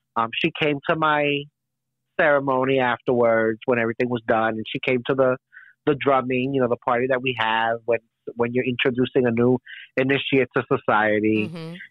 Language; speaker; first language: English; native; English